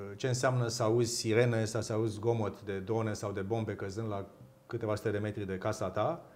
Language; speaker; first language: Romanian; native; Romanian